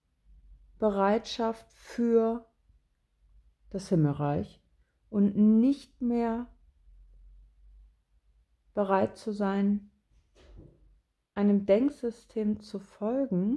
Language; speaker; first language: German; native; German